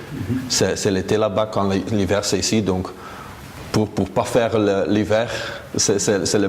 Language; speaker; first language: French; non-native, local second language; Dutch